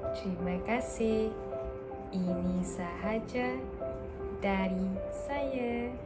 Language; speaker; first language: Malay; non-native, local second language; Tamil